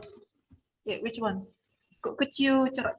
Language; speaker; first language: English; non-native, learner; Indonesian